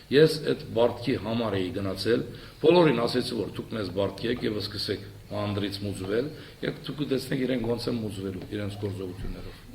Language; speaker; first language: Armenian; early bilingual, heritage; Armenian